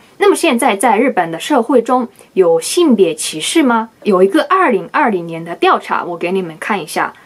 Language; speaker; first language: Chinese; non-native, fluent; Japanese